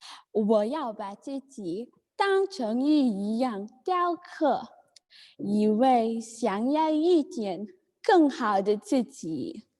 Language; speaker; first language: Chinese; non-native, learner; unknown